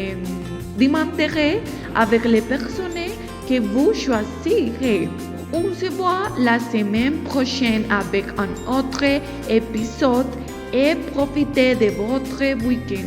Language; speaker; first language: French; non-native, learner; Spanish